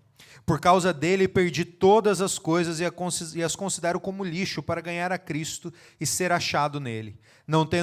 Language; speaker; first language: Portuguese; native; Portuguese